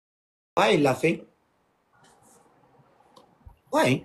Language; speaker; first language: English; non-native, learner; Pashto